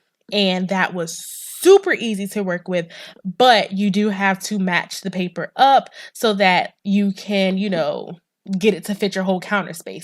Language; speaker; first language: English; native; English